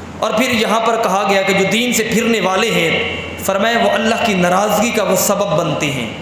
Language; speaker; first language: Urdu; non-native, local second language; Punjabi